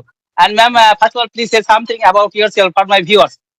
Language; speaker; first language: English; non-native, learner; Bangla